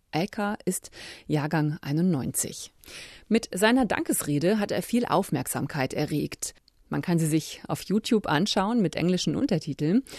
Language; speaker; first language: German; native; German